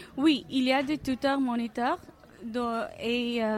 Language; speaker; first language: French; non-native, fluent; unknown